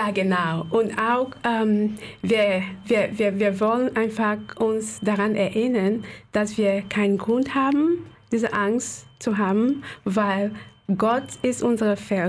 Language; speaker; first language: German; non-native, fluent; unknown